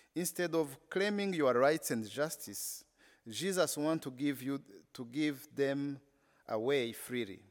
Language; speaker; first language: English; non-native, local second language; Kinyarwanda